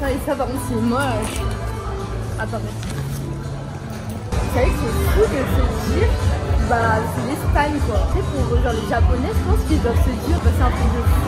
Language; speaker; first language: French; native; French